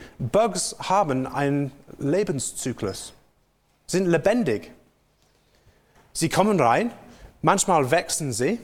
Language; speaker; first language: German; non-native, fluent; English